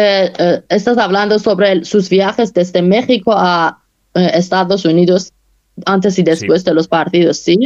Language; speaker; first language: Spanish; non-native, fluent; Persian